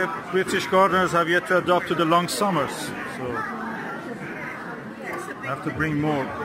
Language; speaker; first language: English; non-native, fluent; Persian